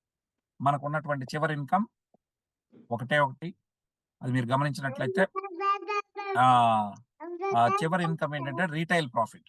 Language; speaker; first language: Telugu; native; Telugu